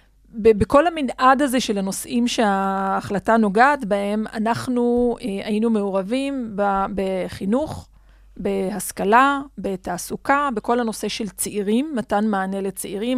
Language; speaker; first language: Hebrew; non-native, local second language; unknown